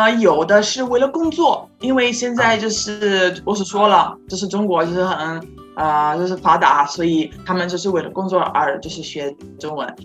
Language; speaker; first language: Chinese; non-native, fluent; Italian